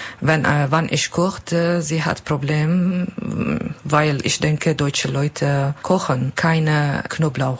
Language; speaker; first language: German; non-native, learner; Kurdish